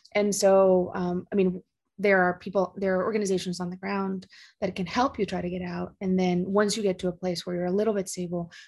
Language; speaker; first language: English; early bilingual, other home language; Spanish